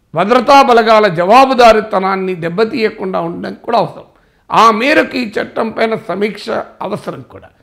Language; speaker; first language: Telugu; native; Telugu